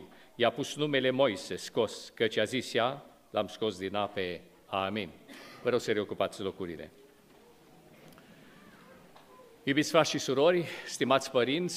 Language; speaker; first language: Romanian; native; Romanian